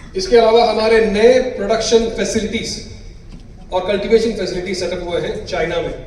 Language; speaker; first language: Hindi; non-native, local second language; Malayalam